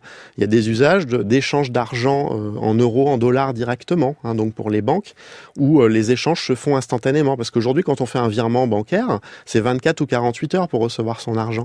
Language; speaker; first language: French; native; French